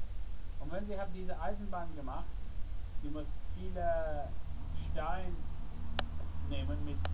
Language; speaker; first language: German; non-native, learner; English